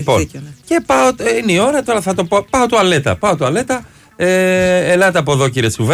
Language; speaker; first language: Greek; native; Greek